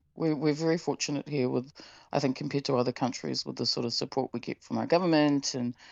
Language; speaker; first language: English; native; English